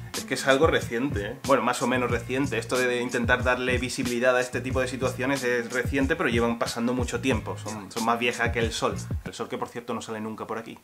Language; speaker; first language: Spanish; native; Spanish